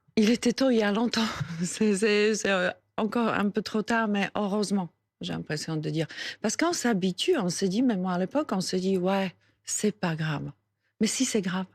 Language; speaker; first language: French; non-native, fluent; Slovak